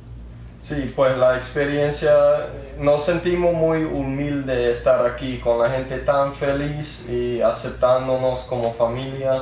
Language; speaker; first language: Spanish; early bilingual, heritage; English